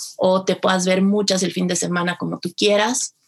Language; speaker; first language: Spanish; native; Spanish